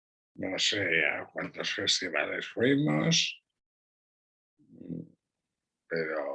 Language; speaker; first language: Spanish; non-native, local second language; Catalan